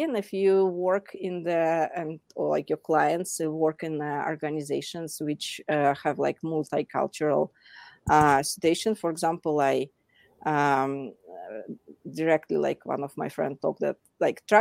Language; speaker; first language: English; non-native, fluent; Russian